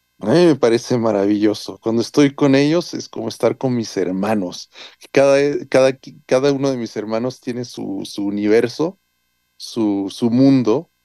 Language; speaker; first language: Spanish; early bilingual, heritage; French